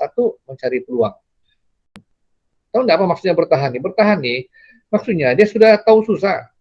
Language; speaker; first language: Indonesian; non-native, local second language; Malay